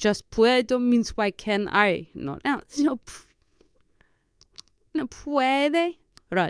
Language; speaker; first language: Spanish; non-native, fluent; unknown